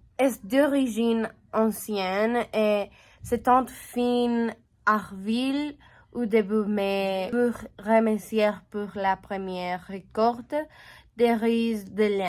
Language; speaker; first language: French; non-native, learner; Spanish